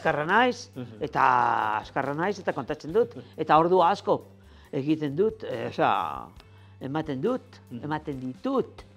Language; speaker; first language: Basque; non-native, local second language; Spanish